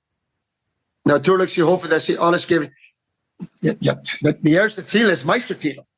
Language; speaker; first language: German; non-native, learner; English